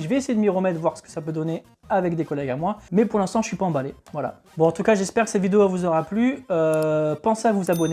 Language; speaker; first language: French; native; French